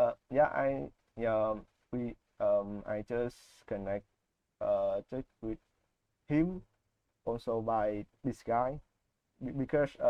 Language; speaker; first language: English; non-native, learner; Vietnamese